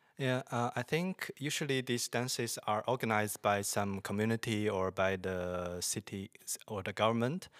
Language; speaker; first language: English; non-native, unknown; Chinese